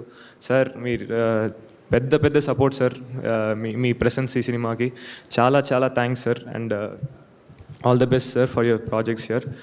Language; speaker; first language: Telugu; non-native, local second language; Tamil